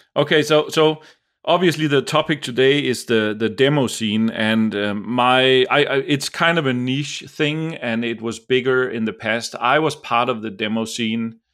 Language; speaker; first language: English; non-native, fluent; Danish